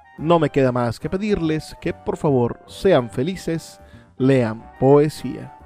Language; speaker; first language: Spanish; native; Spanish